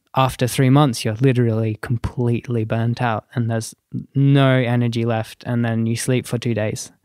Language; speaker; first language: English; native; English